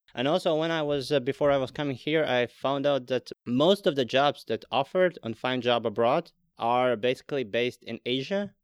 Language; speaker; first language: English; non-native, fluent; Latvian